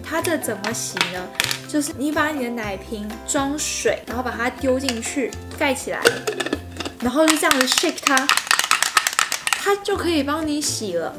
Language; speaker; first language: Chinese; native; Chinese